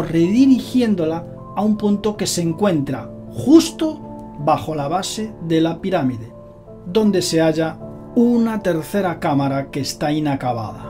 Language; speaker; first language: Spanish; native; Spanish